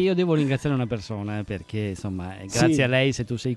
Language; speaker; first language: Italian; native; Italian